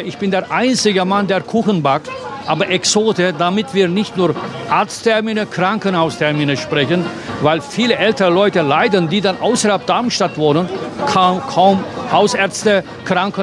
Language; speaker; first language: German; non-native, fluent; Turkish